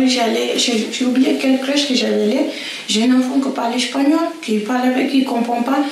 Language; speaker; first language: French; non-native, learner; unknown